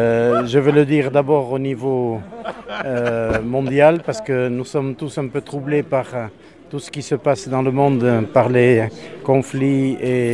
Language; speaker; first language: French; native; French